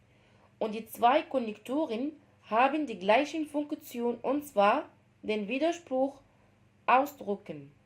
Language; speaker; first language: German; non-native, fluent; Arabic